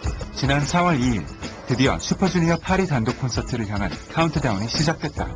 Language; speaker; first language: Korean; native; Korean